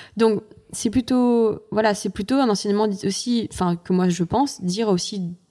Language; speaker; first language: French; native; French